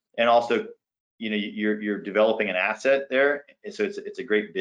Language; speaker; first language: English; native; English